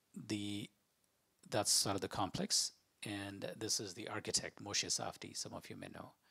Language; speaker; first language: English; non-native, local second language; Malayalam